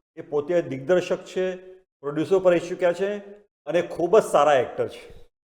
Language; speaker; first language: Gujarati; native; Gujarati